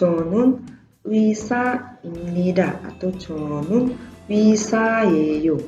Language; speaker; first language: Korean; non-native, fluent; Indonesian